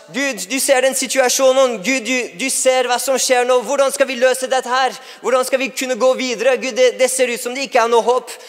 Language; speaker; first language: Norwegian; non-native, fluent; English